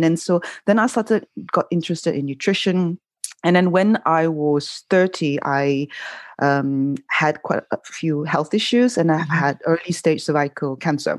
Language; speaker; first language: English; non-native, local second language; Cantonese